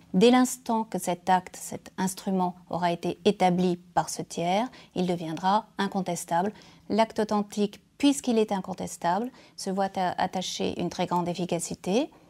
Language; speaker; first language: French; native; French